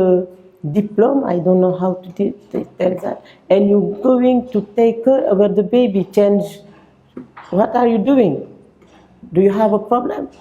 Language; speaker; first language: English; non-native, local second language; French